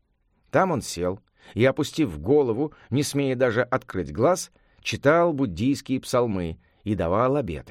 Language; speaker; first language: Russian; native; Russian